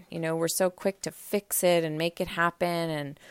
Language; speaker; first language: English; native; English